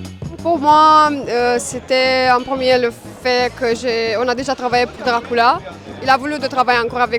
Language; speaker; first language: French; non-native, fluent; Romanian